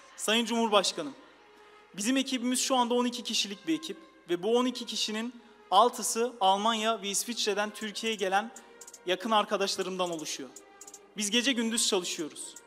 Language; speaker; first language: Turkish; early bilingual, heritage; Turkish